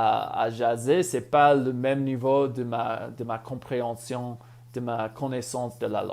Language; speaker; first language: French; non-native, fluent; English